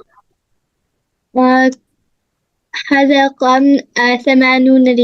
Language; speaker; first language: Arabic; non-native, learner; Urdu